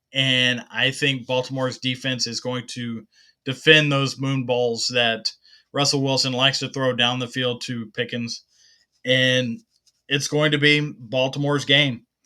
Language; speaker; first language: English; native; English